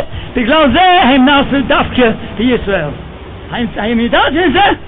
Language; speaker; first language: Hebrew; non-native, fluent; English